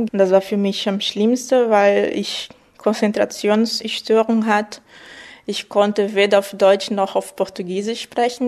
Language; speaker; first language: German; non-native, fluent; Portuguese